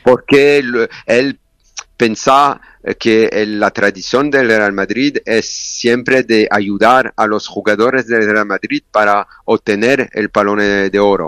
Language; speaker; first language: Spanish; non-native, learner; French